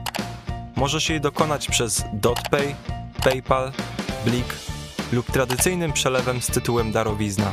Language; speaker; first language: Polish; native; Polish